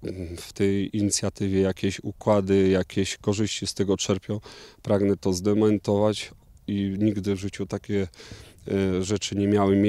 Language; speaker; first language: Polish; native; Polish